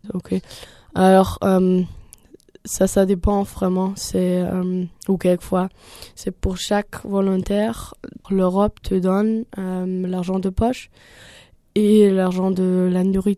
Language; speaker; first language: French; non-native, learner; German